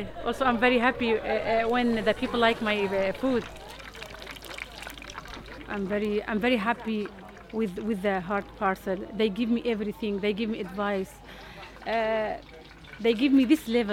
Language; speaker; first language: English; non-native, learner; Arabic